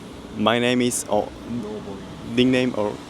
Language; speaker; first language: English; non-native, learner; Korean